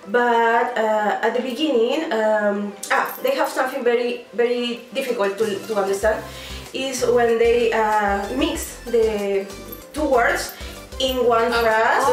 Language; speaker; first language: English; non-native, learner; Spanish